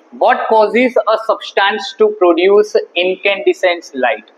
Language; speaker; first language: English; non-native, local second language; Gujarati